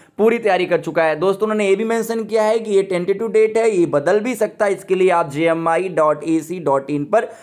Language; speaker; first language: Hindi; native; Hindi